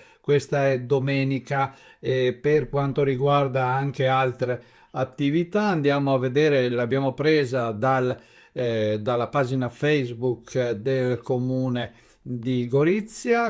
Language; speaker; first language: Italian; native; Italian